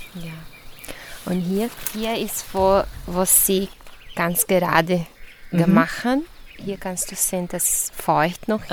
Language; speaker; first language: German; non-native, learner; Portuguese